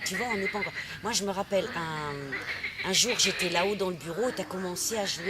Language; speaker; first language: French; native; French